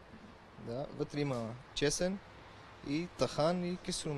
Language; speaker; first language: Bulgarian; non-native, learner; Arabic